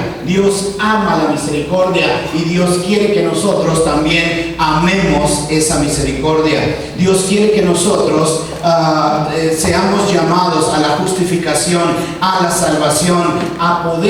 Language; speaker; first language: Spanish; native; Spanish